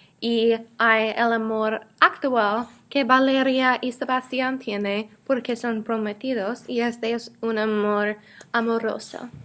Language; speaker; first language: Spanish; non-native, learner; English